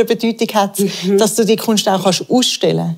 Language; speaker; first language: German; native; German